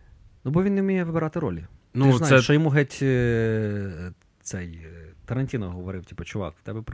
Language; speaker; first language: Ukrainian; native; Ukrainian